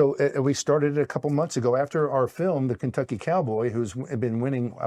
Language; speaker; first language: English; native; English